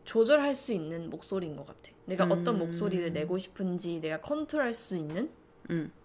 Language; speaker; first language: Korean; non-native, fluent; Chinese